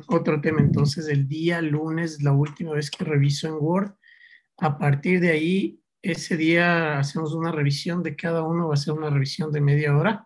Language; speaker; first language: Spanish; native; Spanish